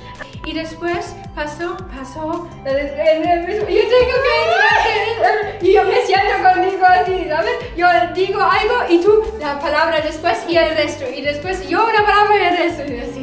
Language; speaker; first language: Spanish; non-native, fluent; German